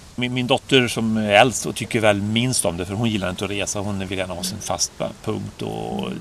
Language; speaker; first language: Swedish; native; Swedish